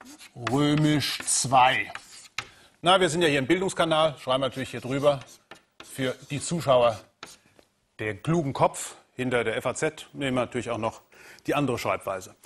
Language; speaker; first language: German; native; German